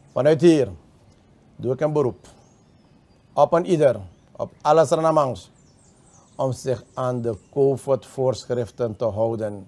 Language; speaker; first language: Dutch; native; Dutch